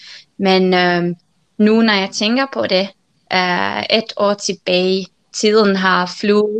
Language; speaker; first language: Danish; non-native, fluent; Finnish